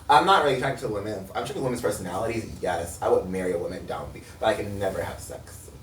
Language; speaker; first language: English; native; English